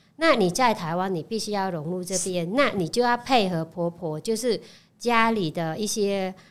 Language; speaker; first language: Chinese; non-native, fluent; Khmer